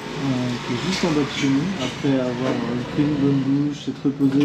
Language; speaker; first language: French; native; French